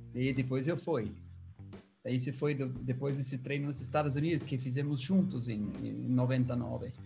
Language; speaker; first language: Portuguese; non-native, learner; German